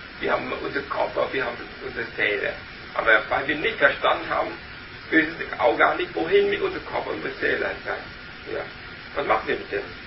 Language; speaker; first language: German; non-native, learner; Vietnamese